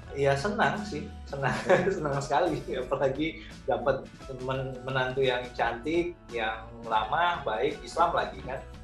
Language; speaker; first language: Indonesian; native; Indonesian